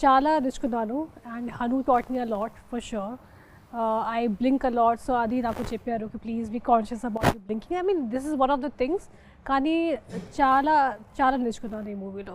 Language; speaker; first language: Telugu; non-native, fluent; Hindi